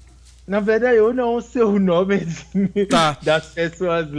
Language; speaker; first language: Portuguese; non-native, fluent; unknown